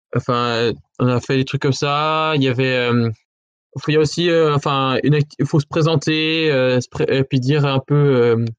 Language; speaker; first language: French; native; French